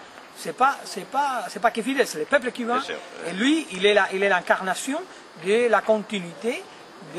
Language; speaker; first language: French; non-native, fluent; Spanish